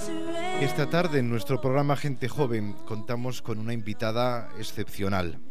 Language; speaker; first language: Spanish; native; Spanish